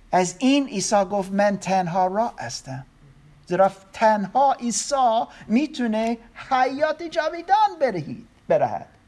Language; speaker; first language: Persian; non-native, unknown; German